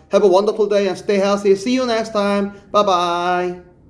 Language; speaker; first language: English; non-native, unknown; Korean